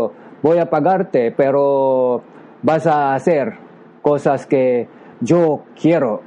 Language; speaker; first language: Spanish; non-native, learner; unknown